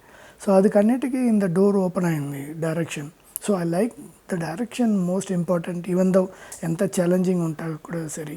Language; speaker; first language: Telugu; non-native, fluent; Tamil